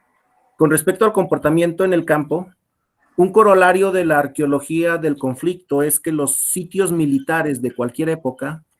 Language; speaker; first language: Spanish; native; Spanish